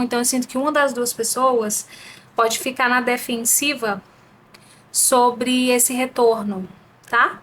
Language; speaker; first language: Portuguese; native; Portuguese